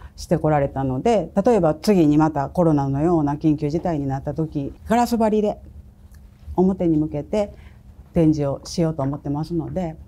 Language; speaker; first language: Japanese; native; Japanese